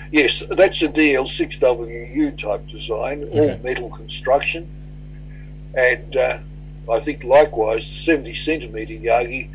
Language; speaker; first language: English; native; English